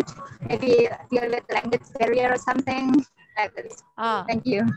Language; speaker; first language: English; non-native, learner; Indonesian